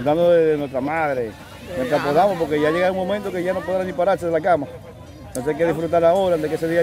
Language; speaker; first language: Spanish; native; Spanish